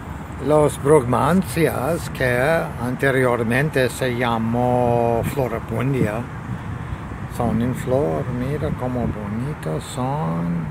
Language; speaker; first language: Spanish; non-native, learner; English